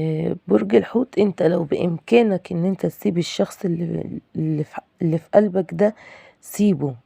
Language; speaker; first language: Arabic; native; Arabic